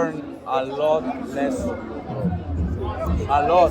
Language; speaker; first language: English; non-native, learner; Italian